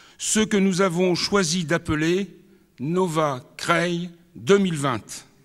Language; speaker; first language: French; native; French